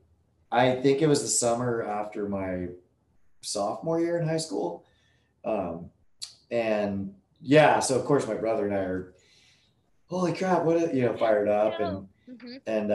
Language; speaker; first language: English; native; English